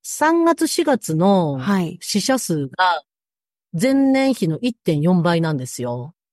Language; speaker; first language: Japanese; native; Japanese